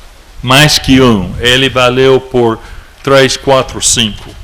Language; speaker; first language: Portuguese; non-native, fluent; English